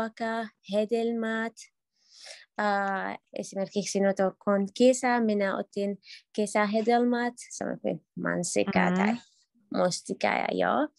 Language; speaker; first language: Finnish; non-native, learner; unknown